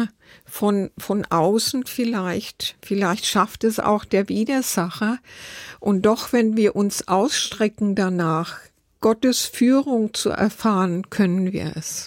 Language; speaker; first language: German; native; German